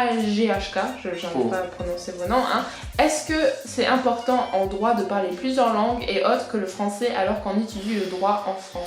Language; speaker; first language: French; early bilingual, other home language; English